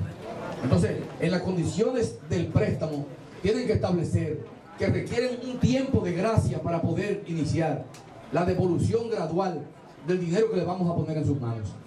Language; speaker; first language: Spanish; native; Spanish